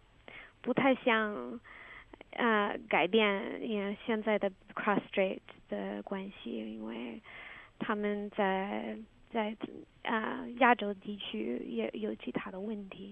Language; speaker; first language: Chinese; non-native, fluent; English